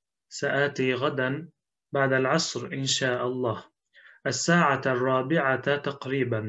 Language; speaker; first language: Arabic; non-native, fluent; Turkish